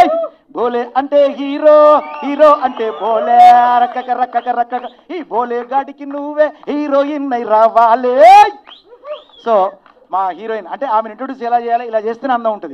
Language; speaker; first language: Telugu; native; Telugu